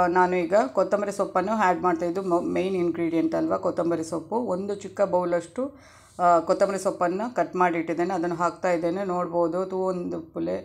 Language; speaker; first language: Kannada; non-native, local second language; Tulu